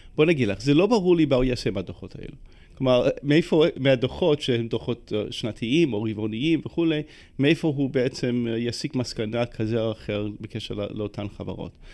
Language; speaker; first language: Hebrew; non-native, fluent; English